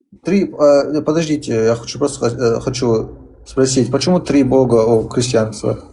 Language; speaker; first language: Russian; early bilingual, heritage; Chechen